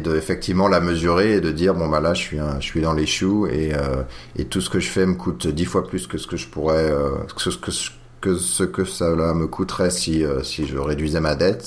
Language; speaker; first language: French; native; French